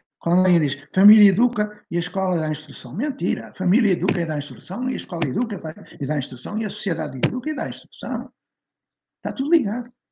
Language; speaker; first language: Portuguese; native; Portuguese